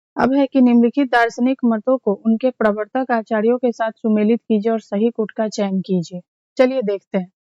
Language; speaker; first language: Hindi; native; Hindi